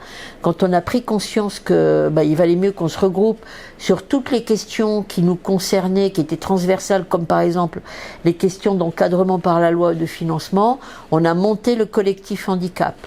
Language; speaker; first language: French; native; French